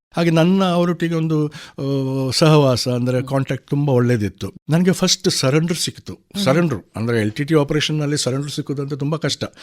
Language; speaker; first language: Kannada; non-native, local second language; Konkani